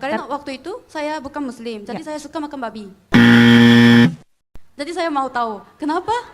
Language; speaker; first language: Indonesian; non-native, fluent; Korean